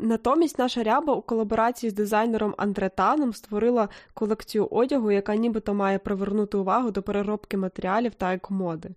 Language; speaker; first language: Ukrainian; native; Ukrainian